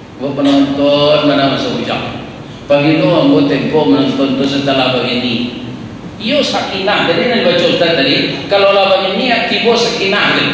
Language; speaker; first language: Malay; non-native, local second language; Minangkabau